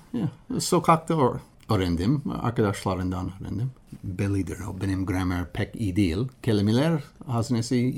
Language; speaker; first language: Turkish; non-native, learner; English